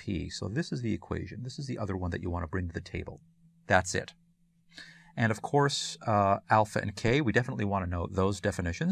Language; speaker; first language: English; native; English